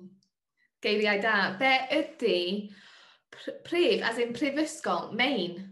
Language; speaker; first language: Welsh; non-native, learner; English